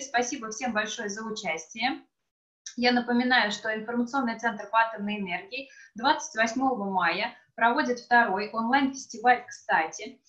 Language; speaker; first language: Russian; native; Russian